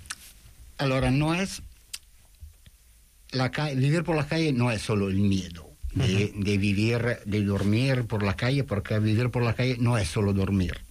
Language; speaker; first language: Spanish; non-native, fluent; Italian